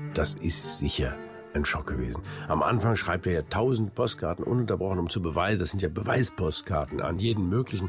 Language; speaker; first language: German; native; German